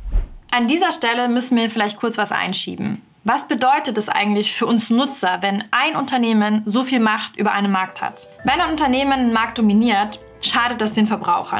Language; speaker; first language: German; native; German